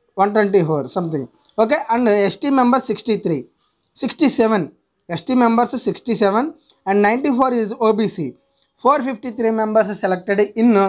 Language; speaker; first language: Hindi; non-native, local second language; Telugu